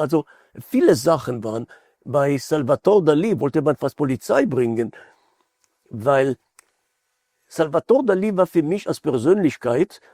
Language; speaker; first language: German; non-native, fluent; Hebrew